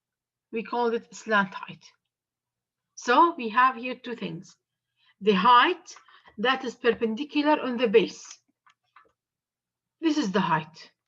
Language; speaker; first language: English; non-native, fluent; Arabic